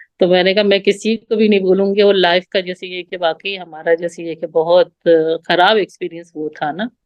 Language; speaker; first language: Urdu; native; Urdu